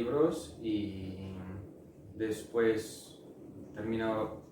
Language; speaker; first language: Spanish; non-native, fluent; Italian